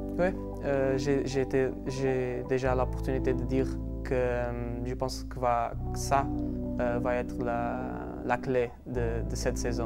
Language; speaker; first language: French; non-native, learner; Portuguese